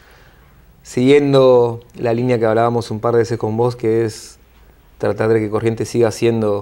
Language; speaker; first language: Spanish; native; Spanish